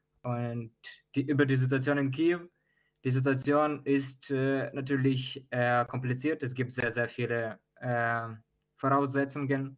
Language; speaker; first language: German; non-native, fluent; Ukrainian